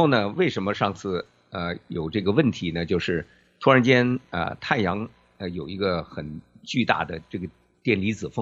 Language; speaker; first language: Chinese; native; Chinese